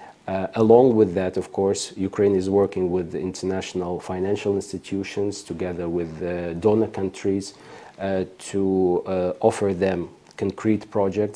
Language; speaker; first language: English; non-native, fluent; Ukrainian